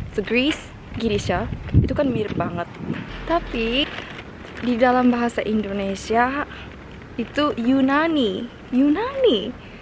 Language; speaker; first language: Indonesian; non-native, learner; Japanese